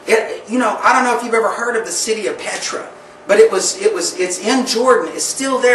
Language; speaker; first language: English; native; English